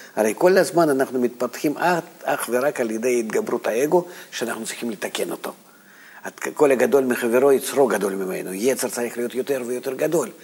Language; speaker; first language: Hebrew; non-native, fluent; Russian